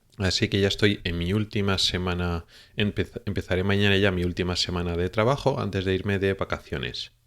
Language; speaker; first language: Spanish; native; Spanish